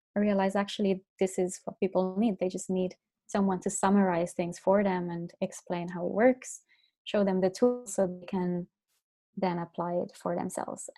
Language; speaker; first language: English; non-native, fluent; Finnish